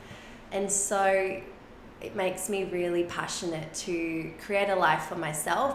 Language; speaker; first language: English; non-native, local second language; Spanish